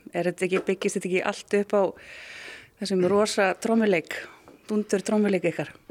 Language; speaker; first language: Icelandic; native; Icelandic